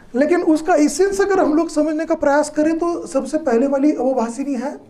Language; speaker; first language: Hindi; non-native, local second language; Marathi